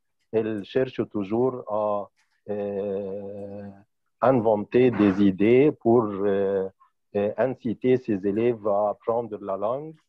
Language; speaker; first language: French; non-native, fluent; Arabic